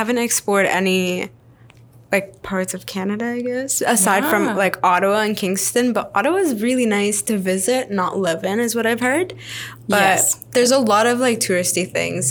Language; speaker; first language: English; non-native, fluent; Arabic